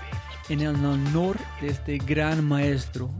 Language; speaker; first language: Spanish; non-native, fluent; English